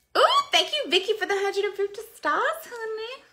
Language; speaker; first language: English; native; English